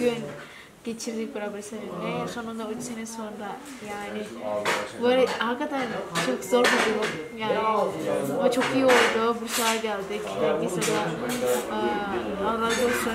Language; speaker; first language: Turkish; non-native, learner; Indonesian